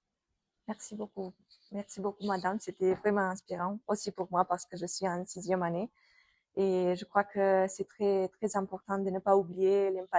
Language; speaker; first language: French; non-native, fluent; Romanian